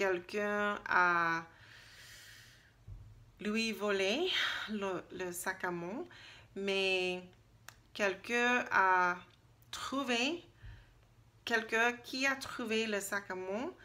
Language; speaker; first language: French; non-native, learner; English